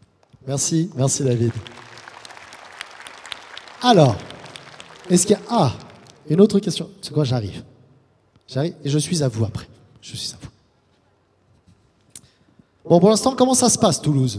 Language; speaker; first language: French; native; French